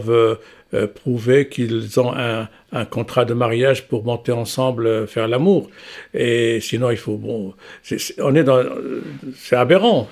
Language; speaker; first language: French; non-native, local second language; Arabic